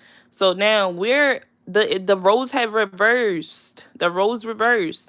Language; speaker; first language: English; native; English